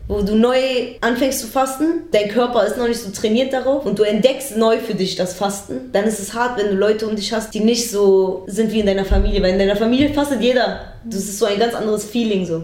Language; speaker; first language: German; early bilingual, other home language; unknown